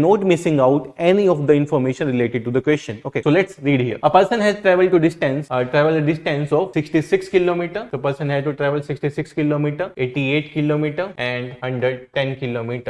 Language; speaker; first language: English; non-native, local second language; Hindi